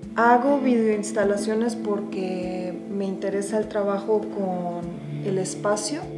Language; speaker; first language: Spanish; early bilingual, other home language; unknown